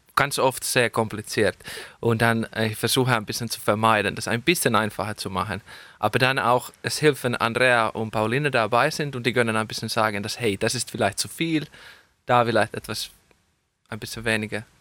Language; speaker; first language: German; non-native, fluent; Finnish